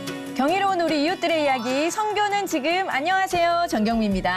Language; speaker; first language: Korean; native; Korean